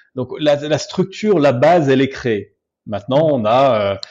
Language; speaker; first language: French; native; French